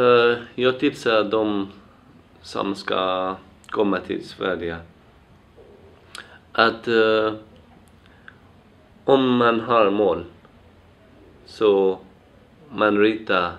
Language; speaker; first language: Swedish; non-native, fluent; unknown